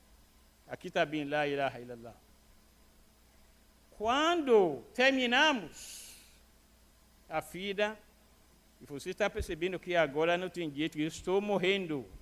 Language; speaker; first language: Portuguese; non-native, fluent; Arabic